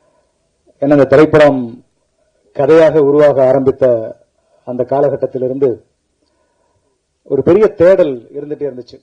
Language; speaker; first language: Tamil; native; Tamil